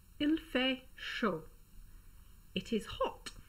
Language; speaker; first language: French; non-native, fluent; English